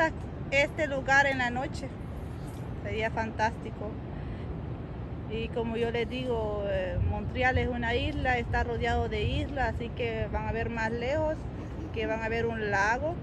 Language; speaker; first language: Spanish; native; Spanish